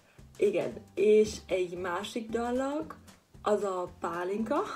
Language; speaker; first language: Hungarian; non-native, learner; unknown